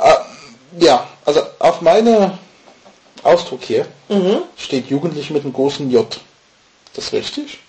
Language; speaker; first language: German; non-native, fluent; English